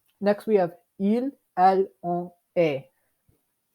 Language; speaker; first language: French; non-native, fluent; English